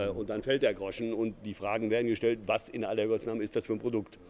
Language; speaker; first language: German; native; German